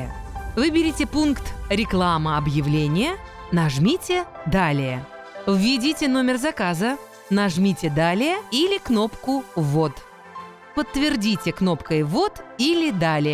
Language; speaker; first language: Russian; native; Russian